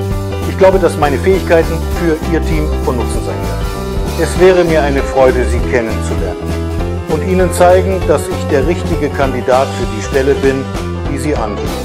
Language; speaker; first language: German; non-native, fluent; Bulgarian